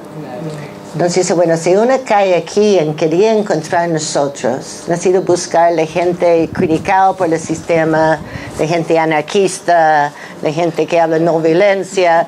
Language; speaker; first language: Spanish; non-native, fluent; English